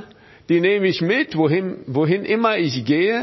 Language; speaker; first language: German; non-native, fluent; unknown